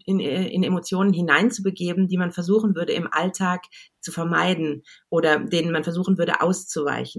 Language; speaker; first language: German; native; German